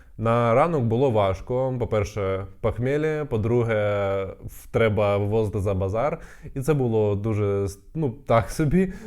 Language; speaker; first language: Ukrainian; non-native, local second language; Russian